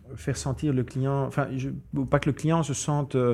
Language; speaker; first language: French; non-native, fluent; English